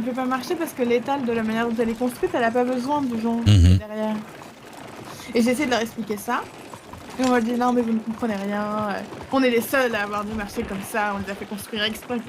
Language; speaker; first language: French; native; French